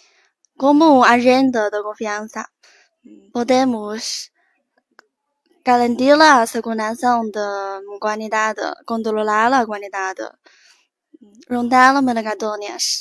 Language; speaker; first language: Portuguese; non-native, learner; Chinese